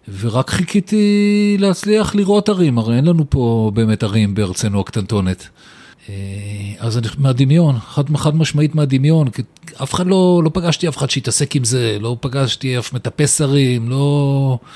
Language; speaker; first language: Hebrew; native; Hebrew